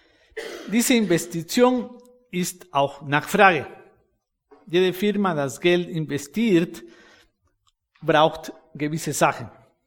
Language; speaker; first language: German; non-native, fluent; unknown